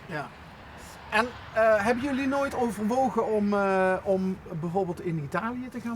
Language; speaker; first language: Dutch; native; Dutch